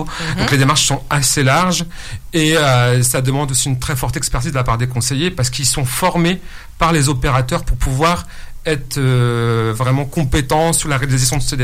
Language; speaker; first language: French; native; French